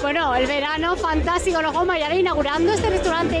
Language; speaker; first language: Spanish; native; Spanish